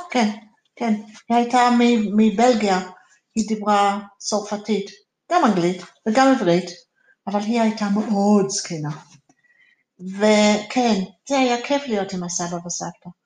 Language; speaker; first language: Hebrew; non-native, fluent; English